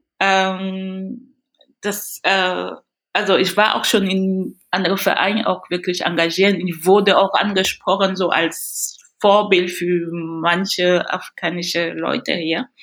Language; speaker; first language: German; non-native, fluent; French